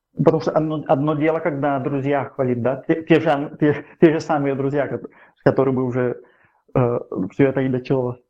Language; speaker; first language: Russian; non-native, fluent; Catalan